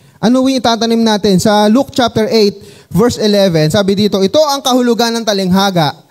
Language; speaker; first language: Filipino; non-native, local second language; Cebuano